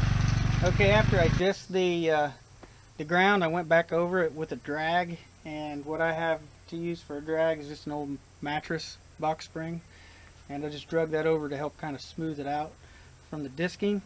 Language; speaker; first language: English; native; English